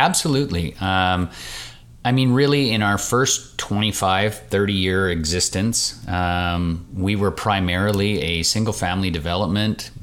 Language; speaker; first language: English; native; English